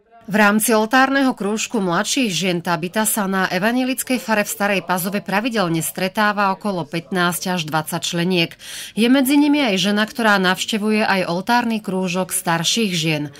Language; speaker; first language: Slovak; native; Slovak